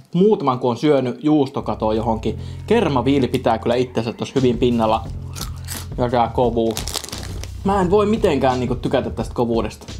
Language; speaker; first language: Finnish; native; Finnish